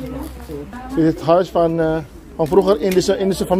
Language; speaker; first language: Dutch; non-native, learner; Indonesian